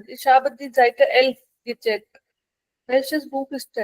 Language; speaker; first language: German; non-native, learner; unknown